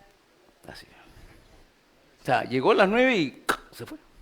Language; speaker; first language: Spanish; native; Spanish